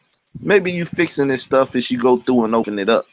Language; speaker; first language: English; native; English